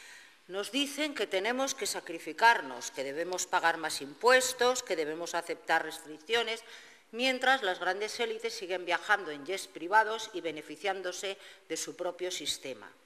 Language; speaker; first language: Spanish; native; Spanish